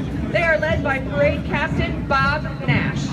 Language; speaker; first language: English; native; English